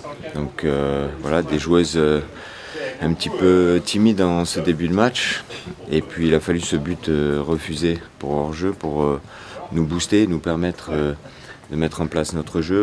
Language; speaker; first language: French; native; French